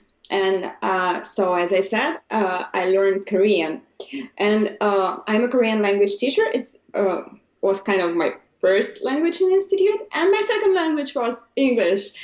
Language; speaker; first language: English; non-native, fluent; Russian